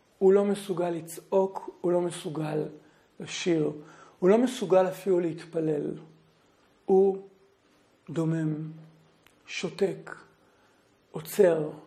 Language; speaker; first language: Hebrew; native; Hebrew